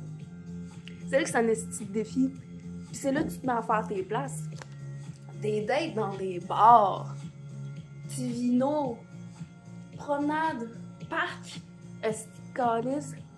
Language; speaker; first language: French; native; French